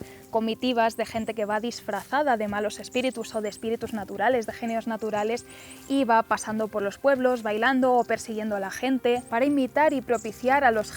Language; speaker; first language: Spanish; native; Spanish